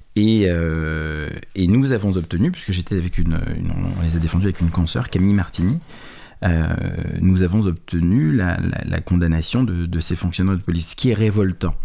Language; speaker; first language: French; native; French